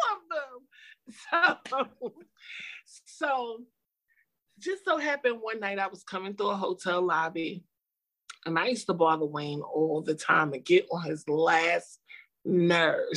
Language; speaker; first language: English; native; English